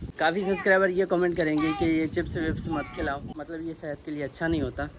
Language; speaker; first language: Urdu; non-native, local second language; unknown